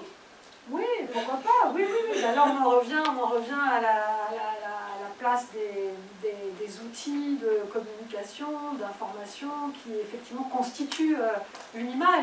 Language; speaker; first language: French; native; French